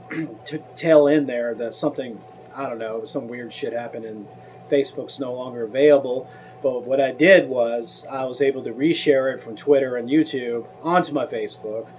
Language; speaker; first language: English; native; English